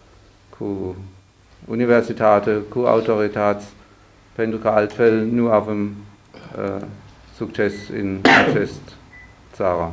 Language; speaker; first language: Romanian; non-native, learner; German